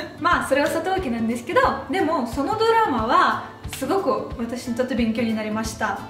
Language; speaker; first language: Japanese; non-native, fluent; Russian